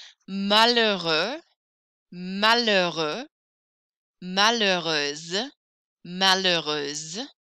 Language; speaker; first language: French; non-native, fluent; English